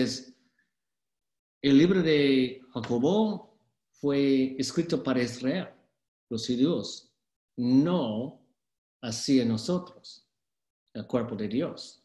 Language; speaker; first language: Spanish; non-native, fluent; English